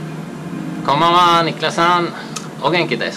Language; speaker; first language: Japanese; non-native, learner; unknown